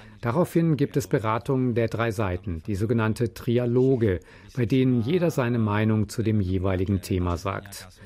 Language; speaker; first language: German; non-native, fluent; Czech